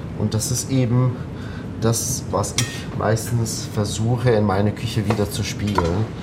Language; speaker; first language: German; non-native, fluent; Arabic